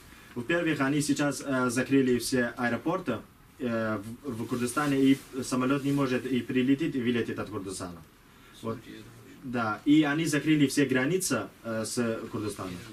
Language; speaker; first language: Russian; non-native, learner; Kurdish